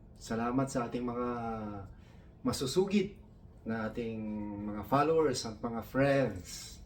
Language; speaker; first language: Filipino; non-native, local second language; Iloko